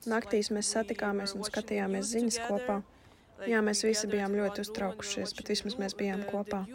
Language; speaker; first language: Latvian; non-native, fluent; Russian